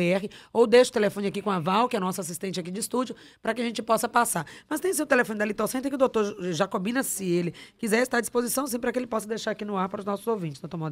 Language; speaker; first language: Portuguese; native; Portuguese